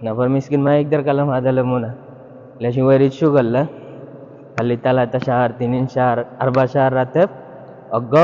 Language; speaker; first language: Arabic; non-native, learner; Bangla